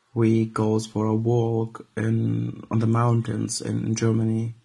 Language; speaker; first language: English; non-native, fluent; Arabic